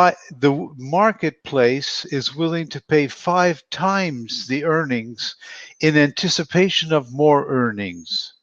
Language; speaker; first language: English; non-native, fluent; Spanish